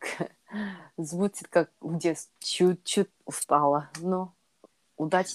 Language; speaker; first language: Russian; non-native, learner; Korean